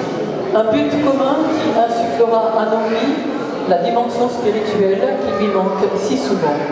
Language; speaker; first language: French; native; French